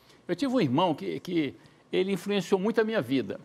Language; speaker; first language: Portuguese; native; Portuguese